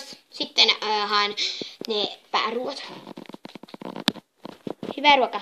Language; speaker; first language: Finnish; native; Finnish